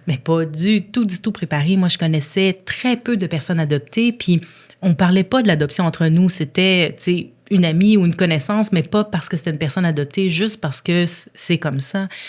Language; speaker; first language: French; native; French